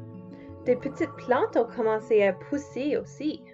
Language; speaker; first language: French; non-native, learner; English